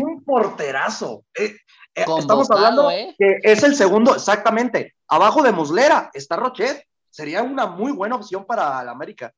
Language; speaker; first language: Spanish; native; Spanish